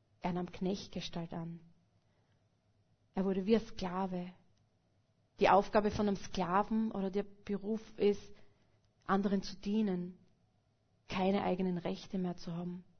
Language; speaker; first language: German; native; German